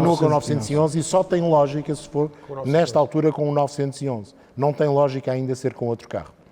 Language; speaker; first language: Portuguese; native; Portuguese